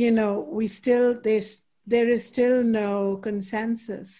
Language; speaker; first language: English; non-native, local second language; Hindi